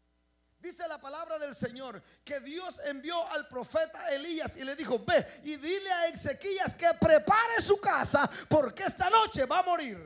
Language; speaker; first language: Spanish; native; Spanish